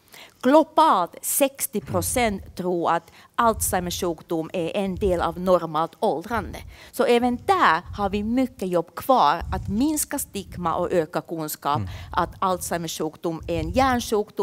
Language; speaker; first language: Swedish; non-native, fluent; Finnish